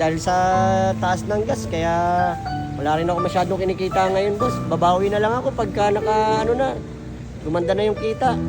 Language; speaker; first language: Filipino; native; Filipino